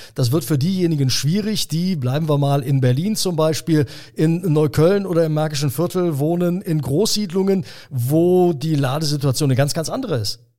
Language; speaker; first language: German; native; German